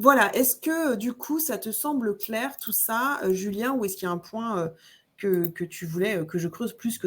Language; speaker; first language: French; native; French